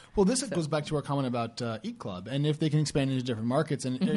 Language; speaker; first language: English; native; English